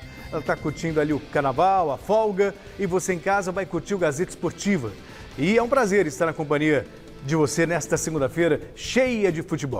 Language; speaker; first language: Portuguese; native; Portuguese